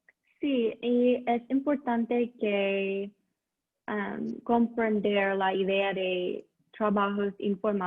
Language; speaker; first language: Spanish; non-native, learner; English